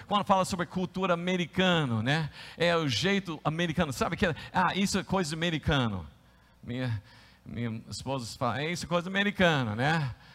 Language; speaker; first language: Portuguese; non-native, fluent; English